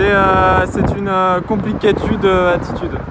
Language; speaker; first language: French; native; French